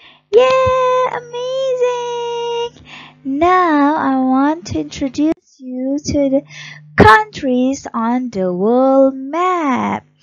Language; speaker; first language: English; non-native, local second language; Malay